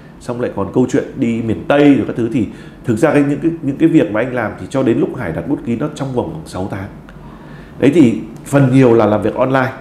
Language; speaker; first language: Vietnamese; native; Vietnamese